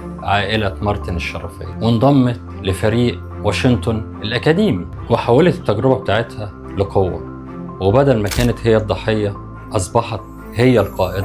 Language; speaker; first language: Arabic; native; Arabic